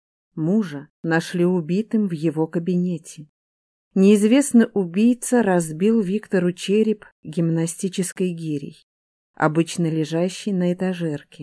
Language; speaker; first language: Russian; native; Russian